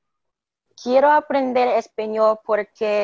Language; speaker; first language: Spanish; non-native, learner; English